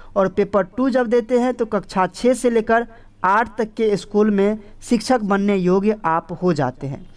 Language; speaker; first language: Hindi; native; Hindi